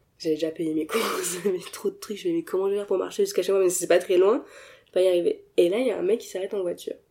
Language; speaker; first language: French; native; French